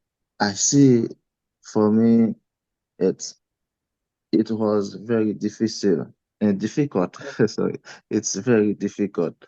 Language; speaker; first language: English; non-native, learner; Haitian Creole